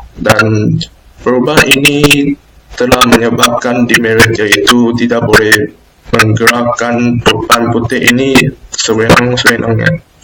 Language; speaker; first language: Malay; non-native, local second language; Chinese